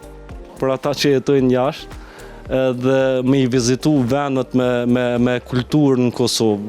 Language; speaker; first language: Albanian; early bilingual, heritage; Albanian